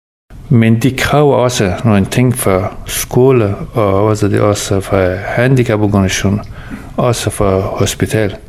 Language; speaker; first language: Danish; early bilingual, other home language; Persian